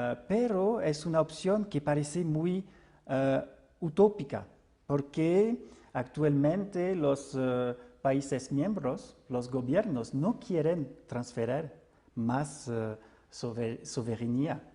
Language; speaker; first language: Spanish; non-native, fluent; French